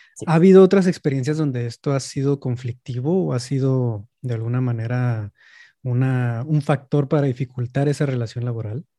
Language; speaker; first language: Spanish; native; Spanish